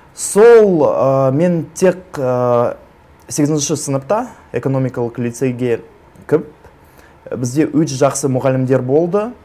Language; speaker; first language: Kazakh; non-native, local second language; Russian